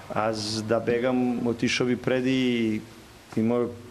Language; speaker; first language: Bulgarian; non-native, learner; Serbian